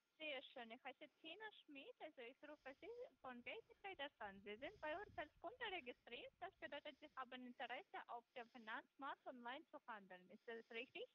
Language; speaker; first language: German; non-native, fluent; Russian